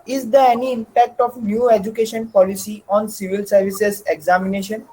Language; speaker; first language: English; non-native, local second language; Marathi